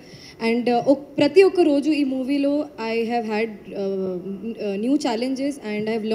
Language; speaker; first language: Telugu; non-native, learner; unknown